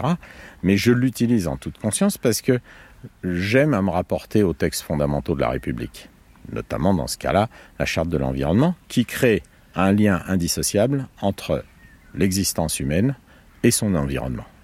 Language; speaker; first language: French; native; French